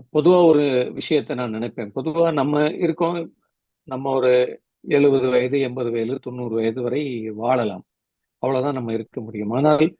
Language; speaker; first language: Tamil; non-native, local second language; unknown